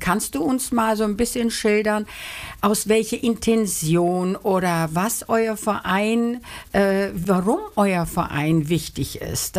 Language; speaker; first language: German; early bilingual, other home language; Turkish